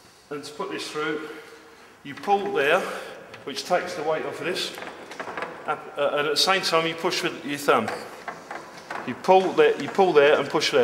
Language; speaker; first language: English; native; English